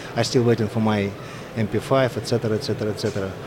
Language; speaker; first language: English; non-native, fluent; Russian